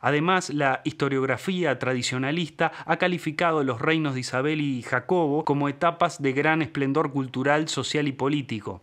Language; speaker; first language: Spanish; native; Spanish